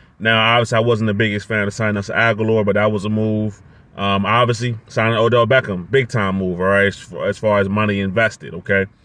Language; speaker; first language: English; native; English